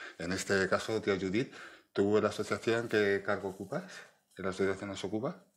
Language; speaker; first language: Spanish; native; Spanish